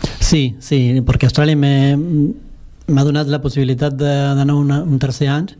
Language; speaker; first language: Catalan; non-native, fluent; Spanish